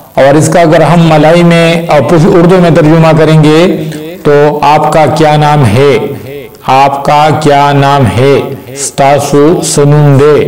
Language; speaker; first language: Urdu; non-native, local second language; Pashto